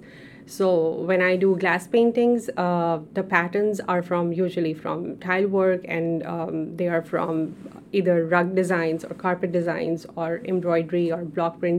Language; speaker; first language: English; non-native, local second language; Urdu